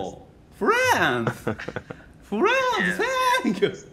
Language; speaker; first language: English; non-native, learner; Japanese